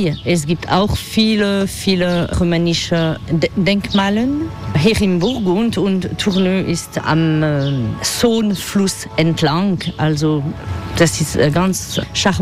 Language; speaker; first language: German; non-native, fluent; French